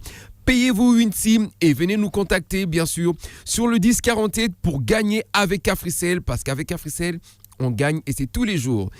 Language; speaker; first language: French; non-native, local second language; Lingala